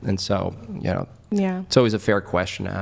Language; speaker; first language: English; native; English